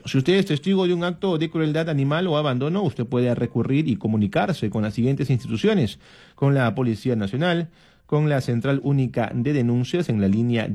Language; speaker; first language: Spanish; native; Spanish